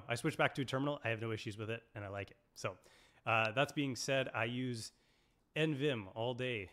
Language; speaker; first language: English; native; English